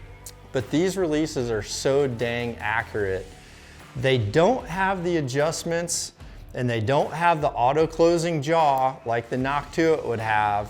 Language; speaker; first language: English; native; English